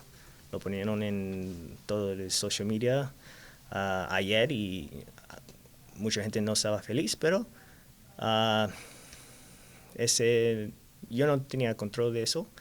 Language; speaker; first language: Spanish; early bilingual, heritage; Spanish